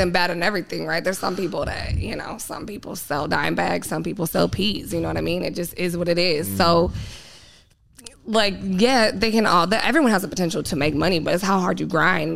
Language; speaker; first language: English; native; English